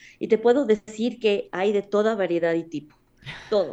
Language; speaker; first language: Spanish; native; Spanish